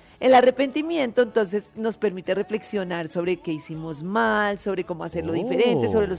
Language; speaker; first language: Spanish; native; Spanish